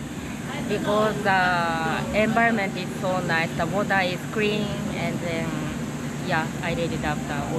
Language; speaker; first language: English; non-native, learner; Japanese